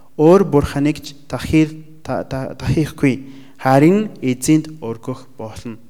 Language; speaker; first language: Mongolian; non-native, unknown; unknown